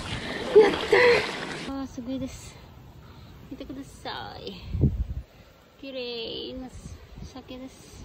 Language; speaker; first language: Japanese; non-native, learner; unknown